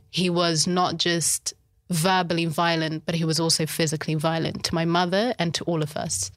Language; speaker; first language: English; early bilingual, other home language; Shona